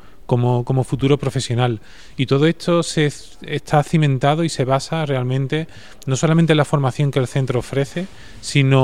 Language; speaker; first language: Spanish; native; Spanish